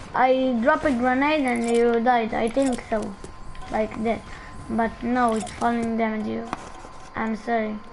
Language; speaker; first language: English; non-native, learner; Hebrew